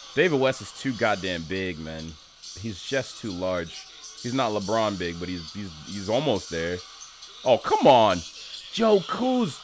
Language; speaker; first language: English; native; English